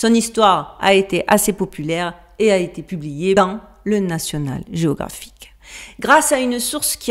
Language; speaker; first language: French; native; French